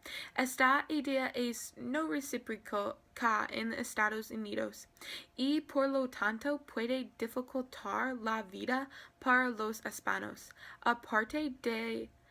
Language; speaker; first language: Spanish; non-native, learner; English